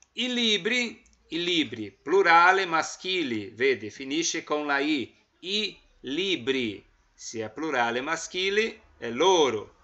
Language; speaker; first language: Italian; non-native, fluent; Portuguese